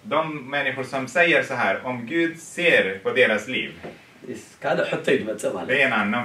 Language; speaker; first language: Swedish; non-native, fluent; Tigrinya